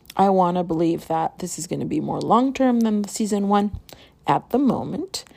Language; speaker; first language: English; early bilingual, other home language; Spanish